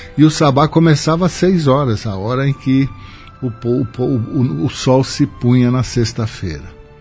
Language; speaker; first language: Portuguese; native; Portuguese